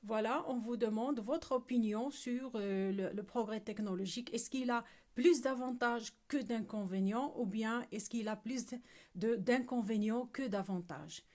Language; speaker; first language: French; non-native, local second language; Arabic